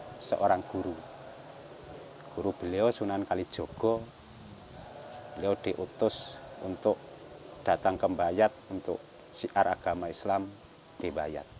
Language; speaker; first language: Indonesian; non-native, local second language; Javanese